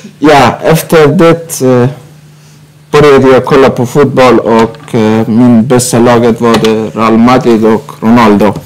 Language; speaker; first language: Swedish; non-native, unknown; Persian